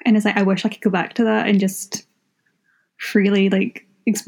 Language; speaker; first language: English; native; English